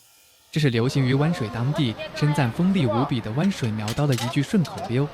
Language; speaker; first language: Chinese; native; Chinese